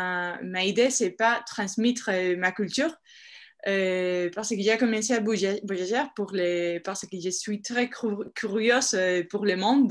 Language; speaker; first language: French; non-native, fluent; Spanish